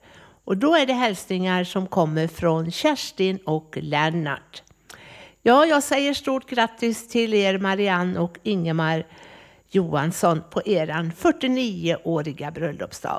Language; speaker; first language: Swedish; native; Swedish